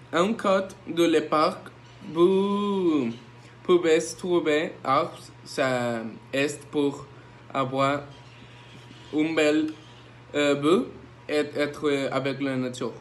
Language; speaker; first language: French; non-native, learner; Spanish